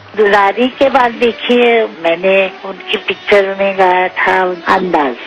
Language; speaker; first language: Hindi; non-native, local second language; Marathi